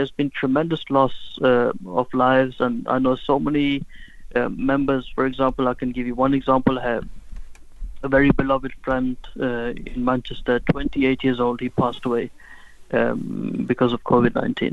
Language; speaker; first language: English; non-native, local second language; Urdu